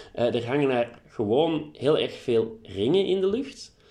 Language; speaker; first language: Dutch; native; Dutch